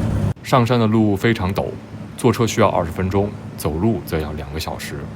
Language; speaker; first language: Chinese; native; Chinese